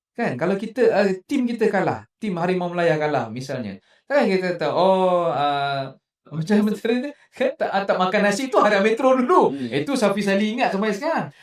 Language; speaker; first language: Malay; native; Malay